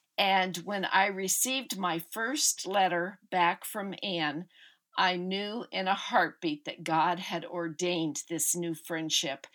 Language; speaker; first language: English; native; English